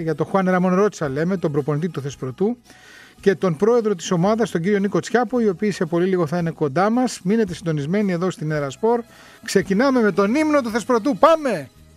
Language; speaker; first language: Greek; native; Greek